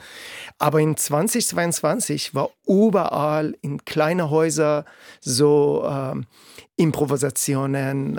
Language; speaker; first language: German; non-native, fluent; Persian